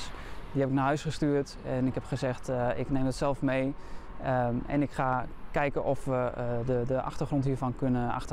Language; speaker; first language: Dutch; native; Dutch